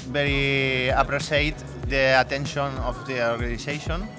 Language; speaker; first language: English; non-native, learner; Spanish